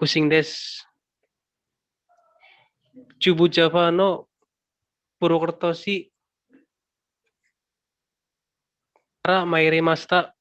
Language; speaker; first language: Japanese; non-native, learner; Indonesian